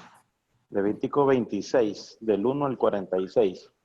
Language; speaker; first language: Spanish; native; Spanish